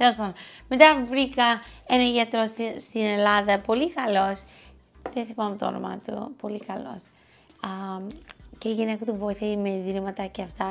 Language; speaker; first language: Greek; early bilingual, heritage; English